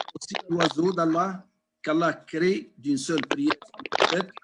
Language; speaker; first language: French; non-native, local second language; Arabic